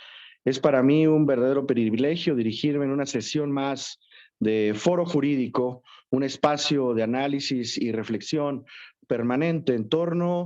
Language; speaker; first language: Spanish; native; Spanish